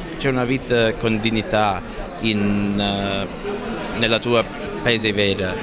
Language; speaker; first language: Italian; non-native, learner; English